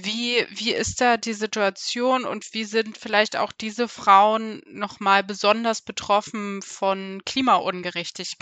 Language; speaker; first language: German; native; German